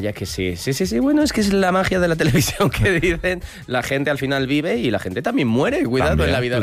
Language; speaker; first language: Spanish; native; Spanish